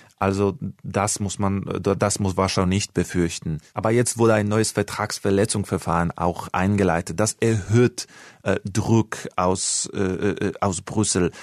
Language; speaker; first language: German; non-native, fluent; Polish